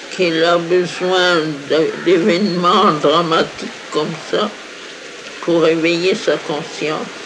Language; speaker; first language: French; native; French